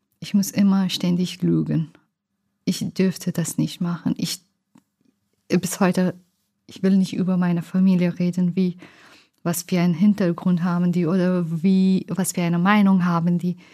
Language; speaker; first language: German; non-native, learner; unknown